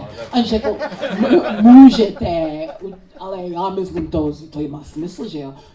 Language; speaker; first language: Czech; non-native, learner; English